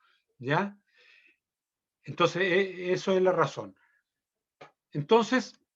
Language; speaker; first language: Spanish; native; Spanish